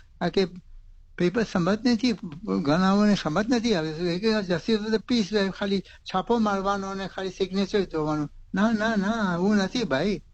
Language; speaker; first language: Gujarati; native; Gujarati